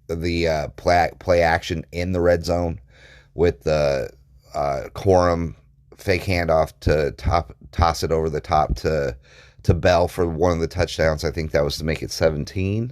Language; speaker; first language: English; native; English